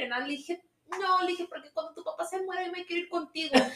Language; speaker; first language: Spanish; early bilingual, heritage; Spanish